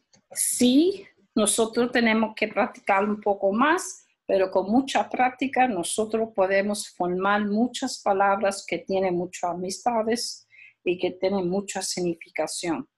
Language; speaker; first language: Spanish; early bilingual, heritage; Spanish